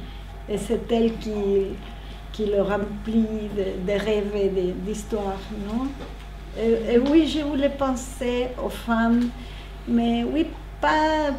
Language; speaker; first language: French; non-native, learner; Spanish